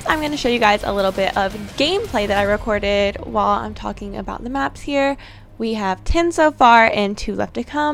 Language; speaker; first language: English; native; English